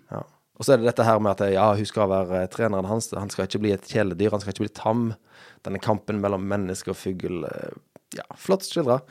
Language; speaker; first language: Norwegian; native; Norwegian